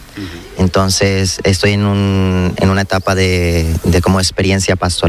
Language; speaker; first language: Spanish; native; Spanish